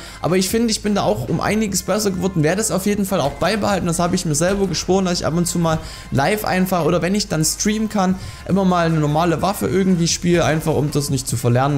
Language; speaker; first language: German; native; German